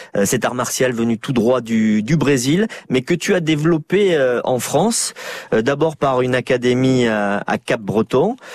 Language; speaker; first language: French; native; French